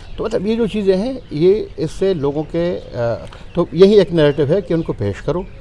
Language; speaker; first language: Urdu; non-native, local second language; Pashto